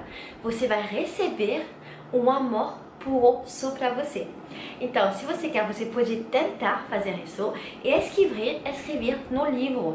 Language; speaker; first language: Portuguese; non-native, learner; French